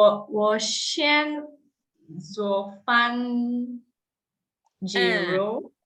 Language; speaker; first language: Chinese; non-native, learner; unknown